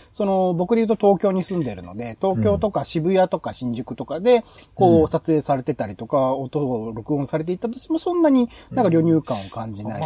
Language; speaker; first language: Japanese; native; Japanese